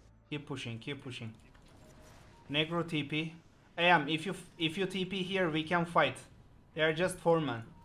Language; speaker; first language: English; non-native, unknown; Turkish